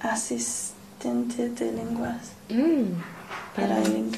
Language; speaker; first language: Spanish; non-native, learner; English